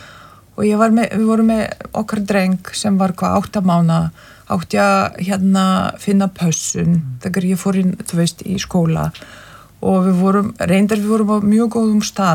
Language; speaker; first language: Icelandic; non-native, fluent; Lithuanian